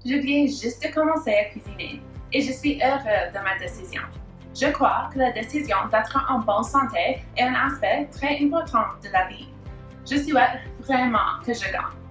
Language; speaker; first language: French; non-native, learner; English